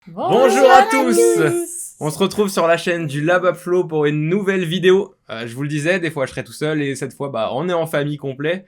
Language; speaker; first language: French; native; French